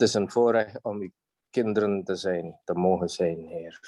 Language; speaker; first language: Dutch; non-native, fluent; Indonesian